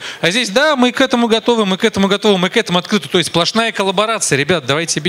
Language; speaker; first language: Russian; native; Russian